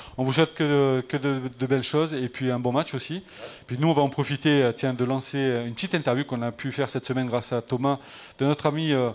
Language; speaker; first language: French; native; French